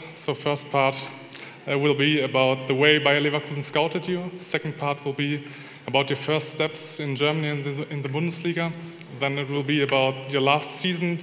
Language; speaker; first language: English; non-native, fluent; German